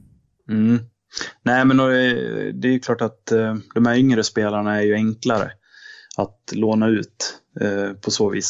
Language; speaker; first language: Swedish; native; Swedish